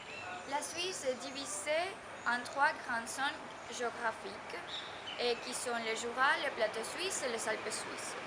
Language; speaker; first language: French; non-native, learner; Spanish